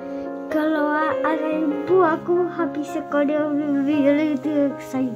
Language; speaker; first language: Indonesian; early bilingual, heritage; Spanish